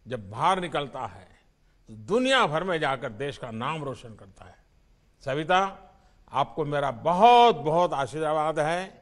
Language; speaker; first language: Hindi; non-native, local second language; Gujarati